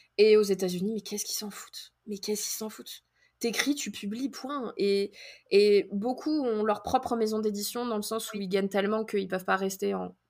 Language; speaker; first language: French; native; French